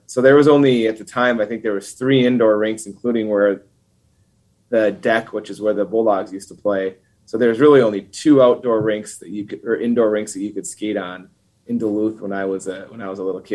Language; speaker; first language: English; native; English